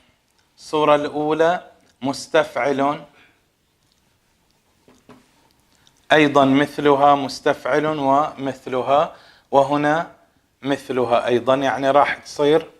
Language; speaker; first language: Arabic; native; Arabic